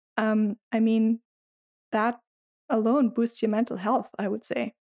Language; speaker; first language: English; non-native, fluent; German